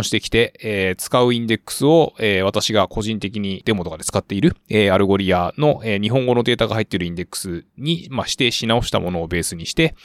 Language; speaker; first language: Japanese; native; Japanese